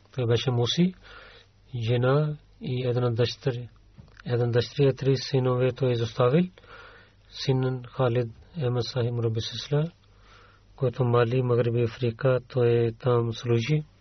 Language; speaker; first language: Bulgarian; non-native, learner; Urdu